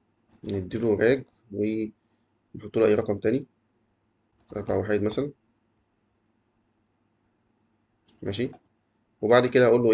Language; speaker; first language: Arabic; native; Arabic